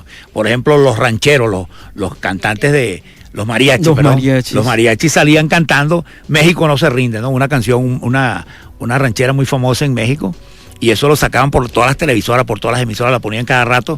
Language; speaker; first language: Spanish; native; Spanish